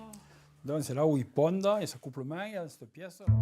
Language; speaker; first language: French; native; French